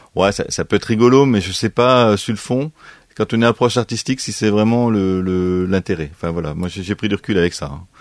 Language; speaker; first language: French; native; French